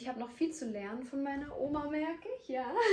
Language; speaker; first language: German; native; German